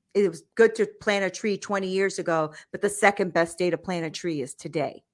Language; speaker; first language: English; native; English